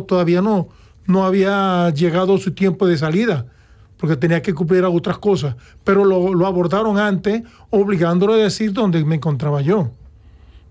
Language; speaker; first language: Spanish; native; Spanish